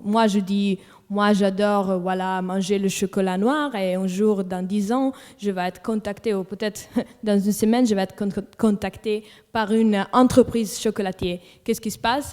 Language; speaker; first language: French; non-native, local second language; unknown